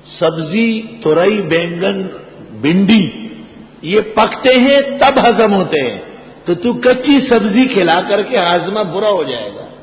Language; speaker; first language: Urdu; non-native, local second language; Pashto